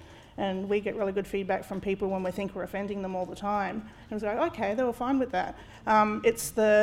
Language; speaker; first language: English; native; English